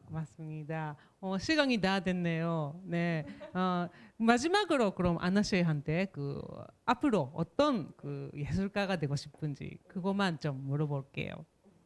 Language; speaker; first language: Korean; non-native, fluent; Japanese